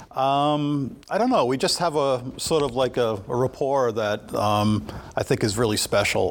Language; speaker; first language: English; native; English